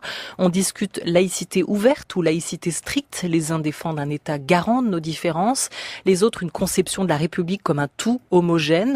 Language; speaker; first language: French; native; French